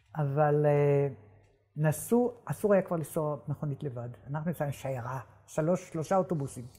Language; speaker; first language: Hebrew; native; Hebrew